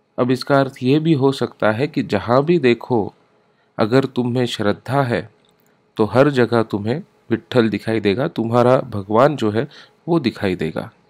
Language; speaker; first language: Hindi; non-native, local second language; Marathi